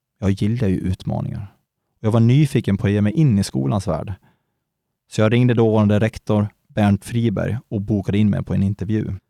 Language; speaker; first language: Swedish; native; Swedish